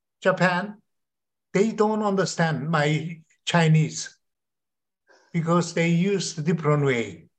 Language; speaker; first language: English; non-native, learner; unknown